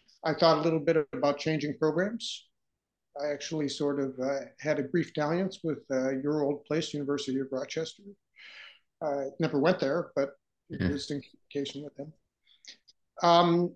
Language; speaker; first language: English; native; English